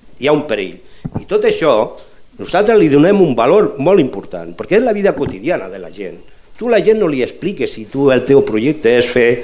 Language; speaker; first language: Catalan; non-native, local second language; Spanish